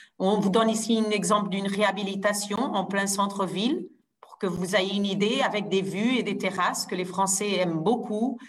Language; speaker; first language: French; non-native, fluent; Portuguese